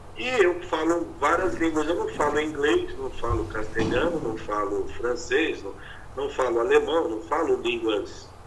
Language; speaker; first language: Portuguese; native; Portuguese